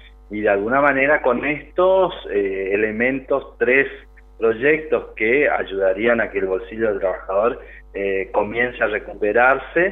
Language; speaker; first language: Spanish; native; Spanish